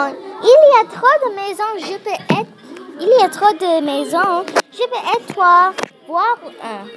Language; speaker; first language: French; non-native, learner; English